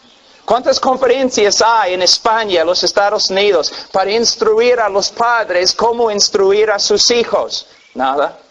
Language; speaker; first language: Spanish; non-native, fluent; English